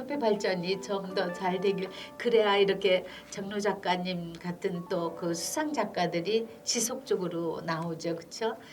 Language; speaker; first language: Korean; native; Korean